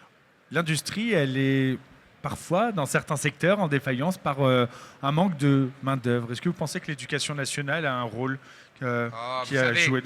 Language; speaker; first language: French; native; French